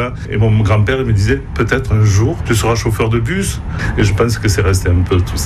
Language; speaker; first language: French; native; French